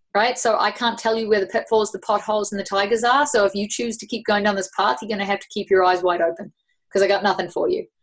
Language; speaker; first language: English; native; English